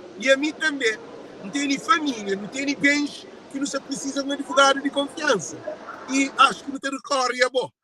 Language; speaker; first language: Portuguese; non-native, local second language; Kabuverdianu